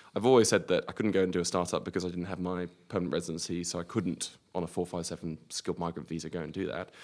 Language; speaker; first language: English; native; English